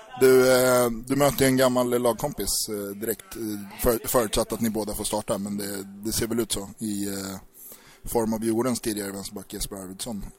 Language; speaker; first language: Swedish; native; Swedish